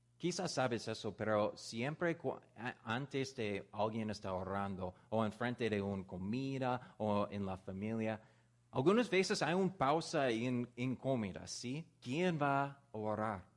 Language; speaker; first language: Spanish; non-native, learner; English